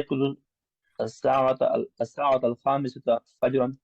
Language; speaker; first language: Arabic; non-native, learner; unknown